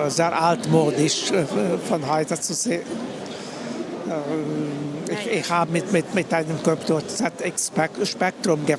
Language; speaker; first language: German; non-native, learner; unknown